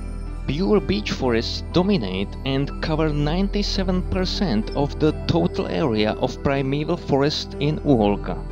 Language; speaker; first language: English; non-native, fluent; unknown